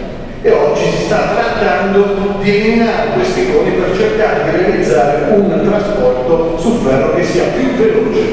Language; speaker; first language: Italian; native; Italian